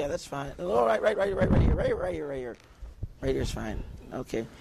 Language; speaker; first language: English; native; English